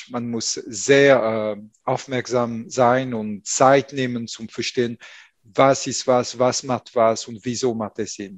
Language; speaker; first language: German; non-native, fluent; French